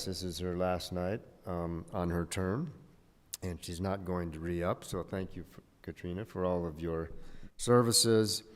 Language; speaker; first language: English; native; English